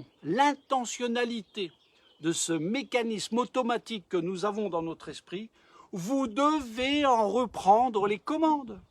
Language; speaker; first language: French; native; French